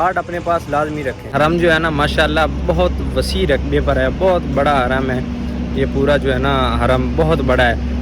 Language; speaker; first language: Urdu; non-native, local second language; Punjabi